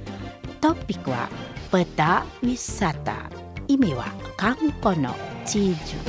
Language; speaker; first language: Japanese; non-native, fluent; Indonesian